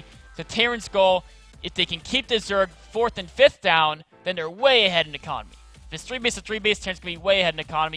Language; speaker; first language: English; native; English